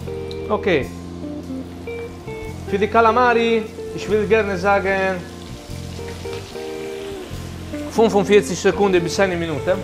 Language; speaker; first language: German; non-native, learner; Italian